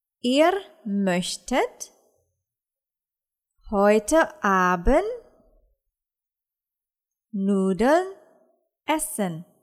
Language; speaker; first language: German; non-native, fluent; Indonesian